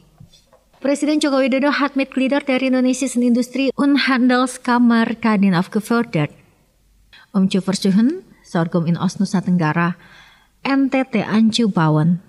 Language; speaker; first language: German; non-native, fluent; Indonesian